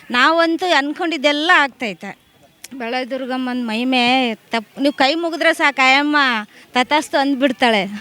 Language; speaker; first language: Kannada; native; Kannada